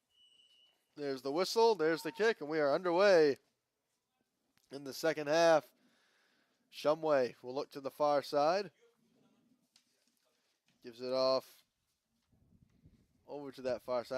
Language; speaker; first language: English; native; English